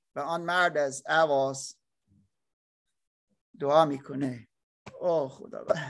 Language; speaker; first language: Persian; non-native, learner; English